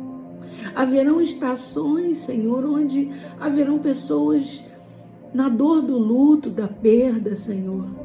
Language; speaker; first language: Portuguese; native; Portuguese